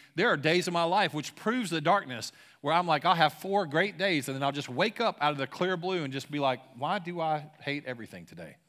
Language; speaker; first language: English; native; English